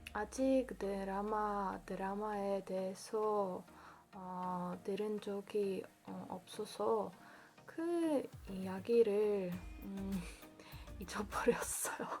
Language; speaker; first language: Korean; non-native, learner; Polish